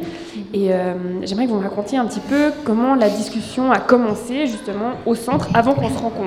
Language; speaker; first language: French; native; French